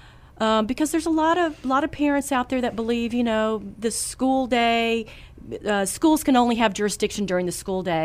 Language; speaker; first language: English; native; English